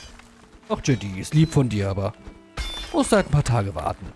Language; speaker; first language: German; native; German